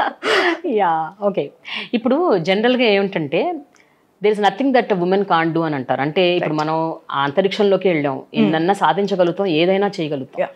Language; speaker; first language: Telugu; native; Telugu